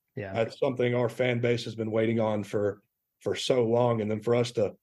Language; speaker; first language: English; native; English